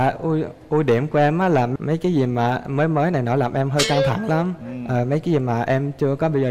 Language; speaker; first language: Vietnamese; early bilingual, heritage; Vietnamese